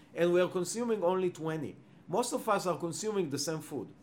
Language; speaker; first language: English; non-native, fluent; Hebrew